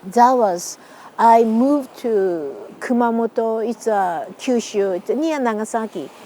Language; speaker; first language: English; non-native, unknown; Japanese